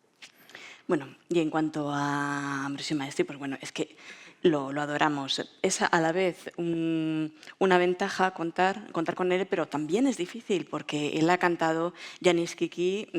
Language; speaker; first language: Spanish; native; Spanish